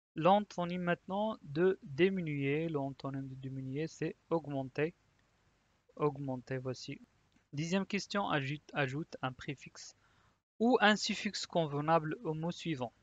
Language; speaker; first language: French; non-native, local second language; Arabic